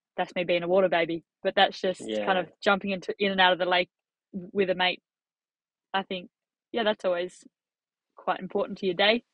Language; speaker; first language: English; native; English